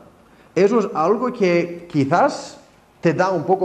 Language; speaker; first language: Spanish; non-native, fluent; Icelandic